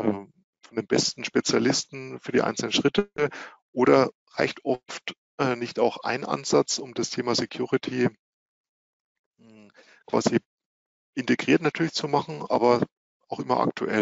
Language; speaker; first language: German; native; German